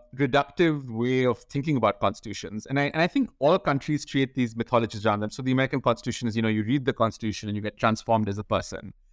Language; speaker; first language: English; non-native, local second language; Hindi